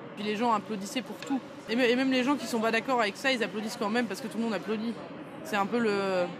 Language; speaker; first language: French; native; French